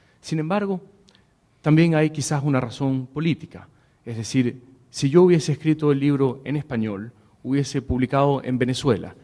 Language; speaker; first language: Spanish; native; Spanish